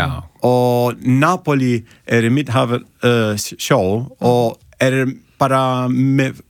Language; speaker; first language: Icelandic; non-native, learner; Italian